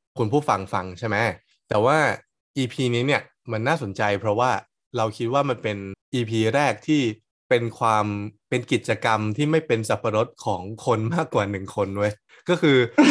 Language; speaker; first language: Thai; native; Thai